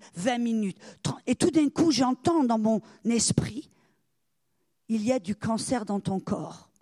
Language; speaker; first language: French; native; French